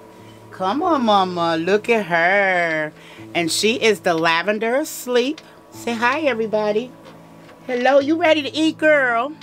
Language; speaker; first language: English; native; English